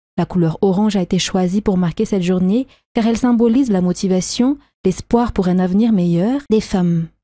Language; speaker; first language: French; non-native, local second language; Malagasy